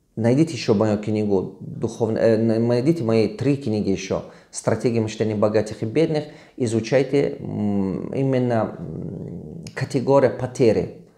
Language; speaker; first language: Russian; non-native, local second language; Tajik